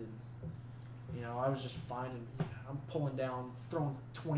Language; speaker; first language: English; native; English